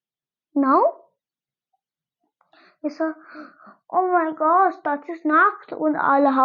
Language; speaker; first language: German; non-native, learner; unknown